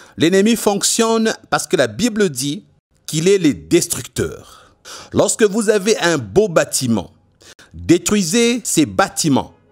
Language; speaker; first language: French; non-native, local second language; Lingala